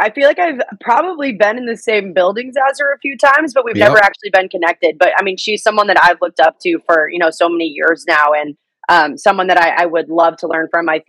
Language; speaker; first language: English; native; English